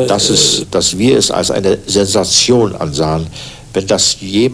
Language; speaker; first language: German; native; German